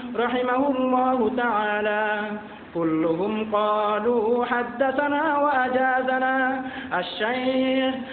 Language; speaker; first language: Arabic; non-native, fluent; Bangla